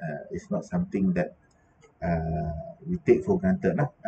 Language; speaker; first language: English; non-native, local second language; Malay